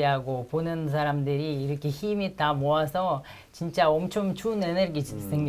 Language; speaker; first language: Korean; non-native, fluent; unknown